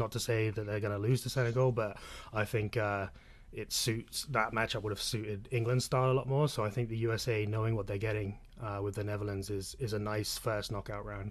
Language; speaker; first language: English; native; English